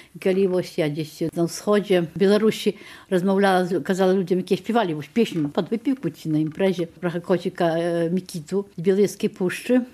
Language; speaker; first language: Belarusian; native; Belarusian